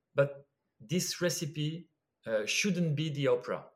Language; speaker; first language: English; non-native, fluent; French